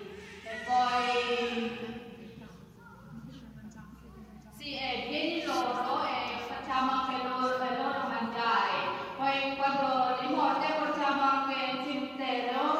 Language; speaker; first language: Italian; non-native, learner; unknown